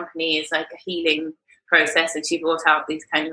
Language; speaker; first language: English; native; English